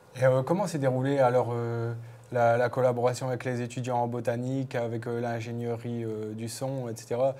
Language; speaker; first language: French; native; French